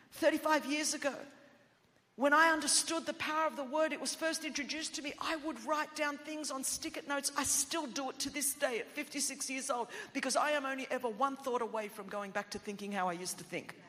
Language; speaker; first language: English; non-native, local second language; Greek